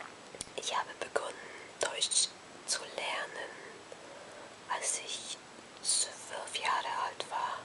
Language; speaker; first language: German; non-native, fluent; Hungarian